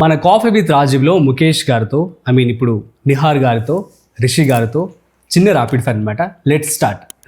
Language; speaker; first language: Telugu; native; Telugu